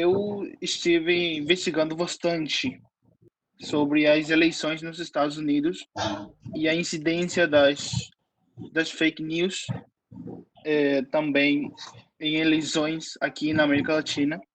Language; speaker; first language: Portuguese; non-native, fluent; Spanish